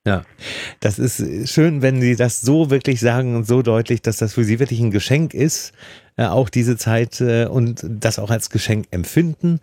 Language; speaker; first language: German; native; German